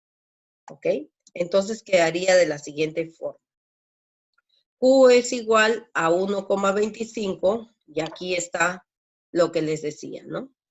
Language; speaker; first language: Spanish; native; Spanish